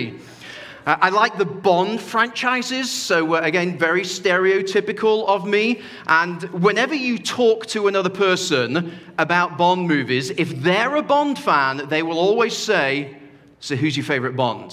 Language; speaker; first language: English; native; English